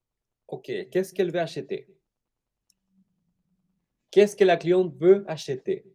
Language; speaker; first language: French; non-native, fluent; Spanish